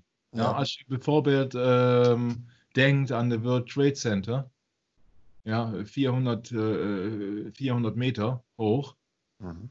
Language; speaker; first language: Dutch; non-native, learner; German